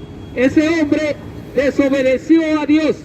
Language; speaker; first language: Spanish; native; Spanish